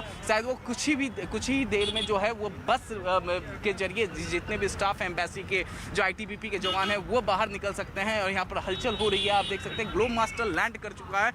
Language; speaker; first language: Hindi; native; Hindi